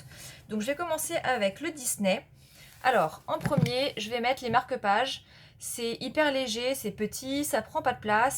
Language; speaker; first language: French; native; French